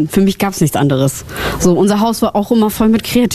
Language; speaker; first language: German; early bilingual, other home language; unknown